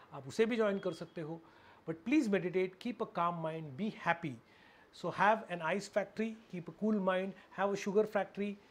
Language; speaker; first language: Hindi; non-native, local second language; Marathi